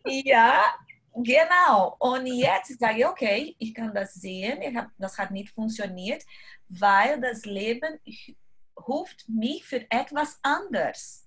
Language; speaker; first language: German; non-native, learner; Portuguese